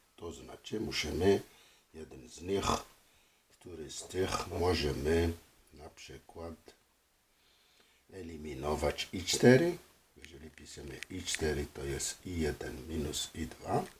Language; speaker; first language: Polish; non-native, fluent; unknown